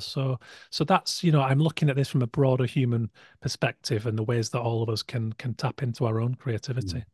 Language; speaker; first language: English; native; English